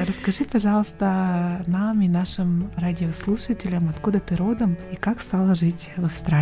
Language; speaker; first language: Russian; native; Russian